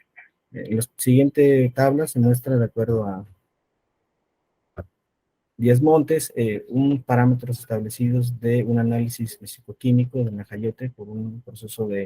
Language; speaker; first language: Spanish; native; Spanish